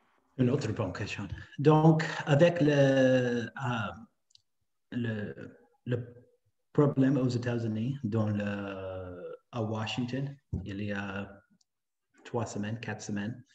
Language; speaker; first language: French; non-native, fluent; English